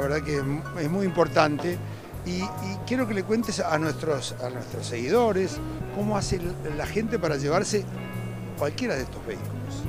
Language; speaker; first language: Spanish; native; Spanish